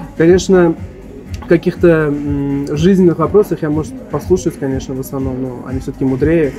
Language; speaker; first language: Russian; early bilingual, other home language; Armenian